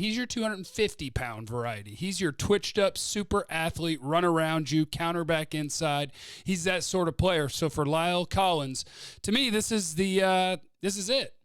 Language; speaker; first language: English; native; English